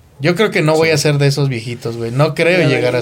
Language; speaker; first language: Spanish; native; Spanish